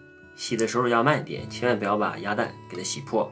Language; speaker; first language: Chinese; native; Chinese